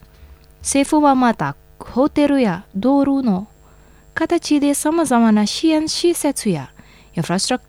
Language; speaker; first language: Japanese; non-native, fluent; Indonesian